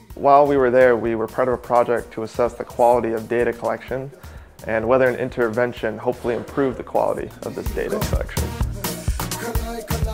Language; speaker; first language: English; native; English